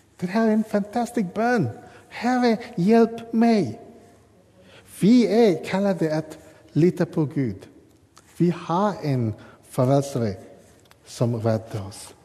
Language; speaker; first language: Swedish; non-native, fluent; English